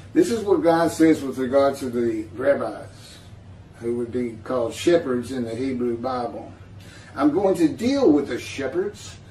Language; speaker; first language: English; native; English